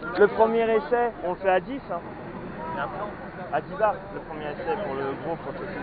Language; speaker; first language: French; native; French